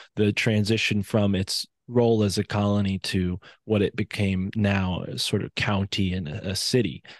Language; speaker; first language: English; native; English